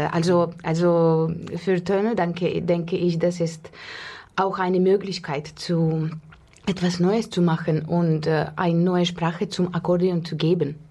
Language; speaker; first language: German; non-native, fluent; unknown